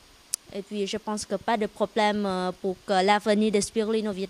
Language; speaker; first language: French; non-native, learner; Vietnamese